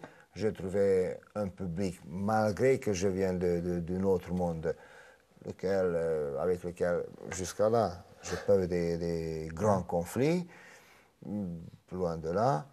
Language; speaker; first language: French; non-native, fluent; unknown